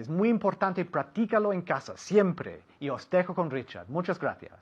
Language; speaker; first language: Spanish; non-native, fluent; English